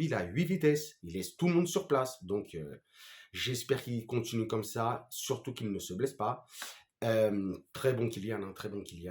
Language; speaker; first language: French; native; French